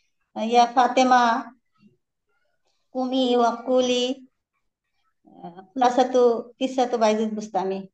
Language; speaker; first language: Arabic; non-native, learner; Bangla